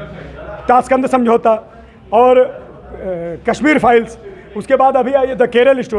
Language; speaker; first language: Hindi; native; Hindi